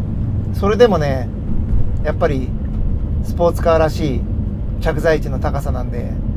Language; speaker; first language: Japanese; native; Japanese